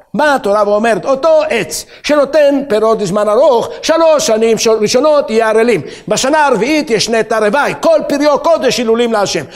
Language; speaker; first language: Hebrew; native; Hebrew